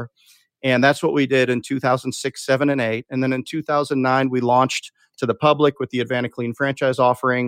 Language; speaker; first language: English; native; English